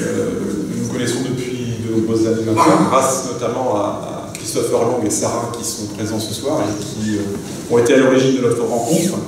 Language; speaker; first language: French; native; French